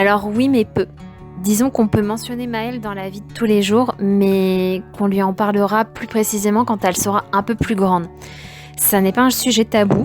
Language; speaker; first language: French; native; French